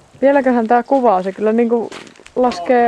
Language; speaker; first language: Finnish; native; Finnish